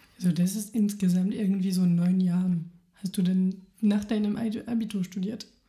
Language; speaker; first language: German; non-native, fluent; French